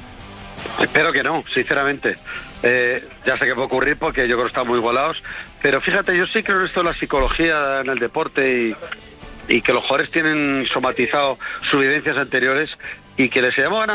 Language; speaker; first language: Spanish; native; Spanish